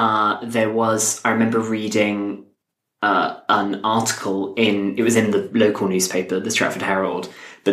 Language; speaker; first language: English; native; English